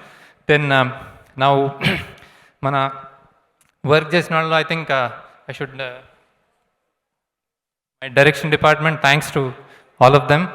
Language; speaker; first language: Telugu; native; Telugu